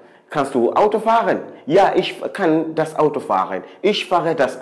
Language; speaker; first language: German; non-native, learner; Swahili